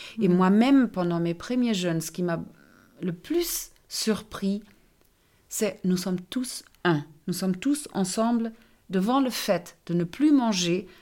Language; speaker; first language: French; non-native, fluent; German